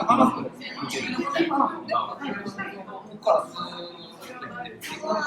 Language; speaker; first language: Japanese; native; Japanese